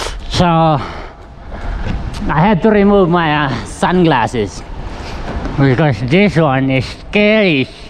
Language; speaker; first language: English; non-native, local second language; Filipino